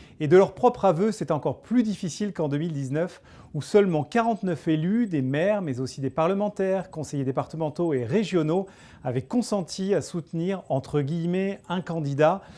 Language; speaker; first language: French; native; French